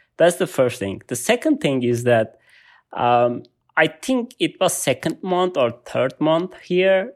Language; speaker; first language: English; non-native, learner; Turkish